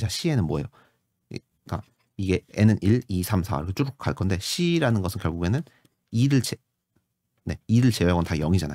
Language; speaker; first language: Korean; native; Korean